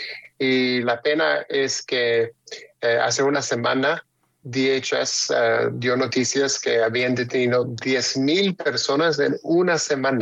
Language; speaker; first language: Spanish; early bilingual, heritage; Spanish